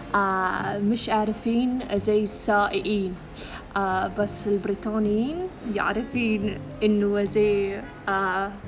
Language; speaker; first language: Arabic; non-native, learner; English